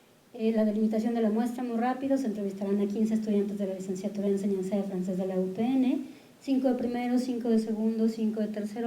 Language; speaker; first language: Spanish; native; Spanish